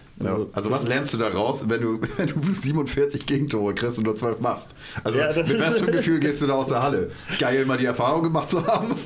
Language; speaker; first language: German; native; German